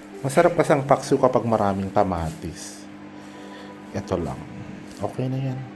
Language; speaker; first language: Filipino; non-native, local second language; Cebuano